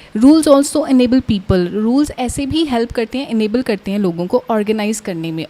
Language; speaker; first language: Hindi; non-native, local second language; Punjabi